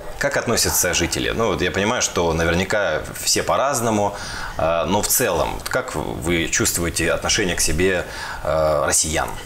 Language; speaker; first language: Russian; native; Russian